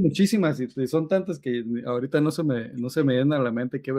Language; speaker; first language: Spanish; native; Spanish